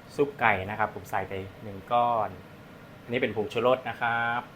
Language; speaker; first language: Thai; native; Thai